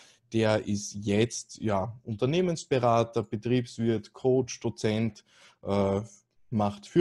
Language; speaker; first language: German; native; German